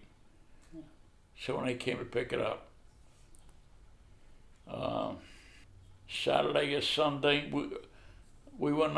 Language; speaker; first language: English; early bilingual, other home language; Yiddish